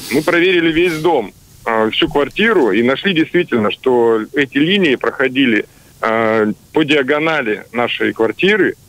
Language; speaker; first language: Russian; native; Russian